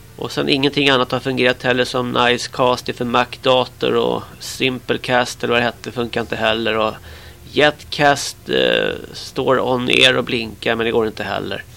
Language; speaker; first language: Swedish; native; Swedish